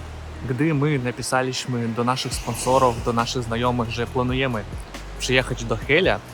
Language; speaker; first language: Polish; non-native, learner; Russian